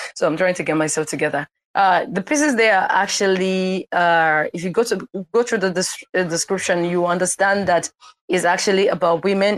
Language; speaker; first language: English; non-native, local second language; Igbo